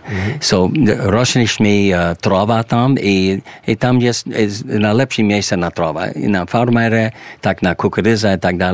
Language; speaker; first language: Polish; early bilingual, heritage; English